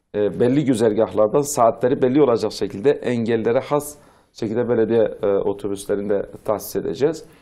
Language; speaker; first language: Turkish; non-native, local second language; Zaza